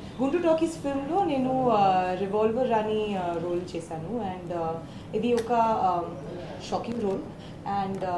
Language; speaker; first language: Telugu; non-native, learner; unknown